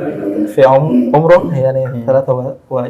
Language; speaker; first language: Arabic; non-native, fluent; Indonesian